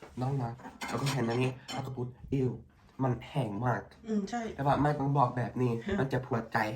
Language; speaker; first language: Thai; early bilingual, heritage; Swedish